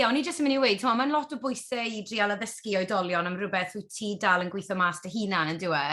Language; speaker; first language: Welsh; native; Welsh